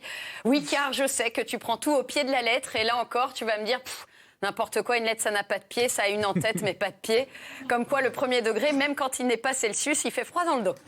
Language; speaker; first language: French; native; French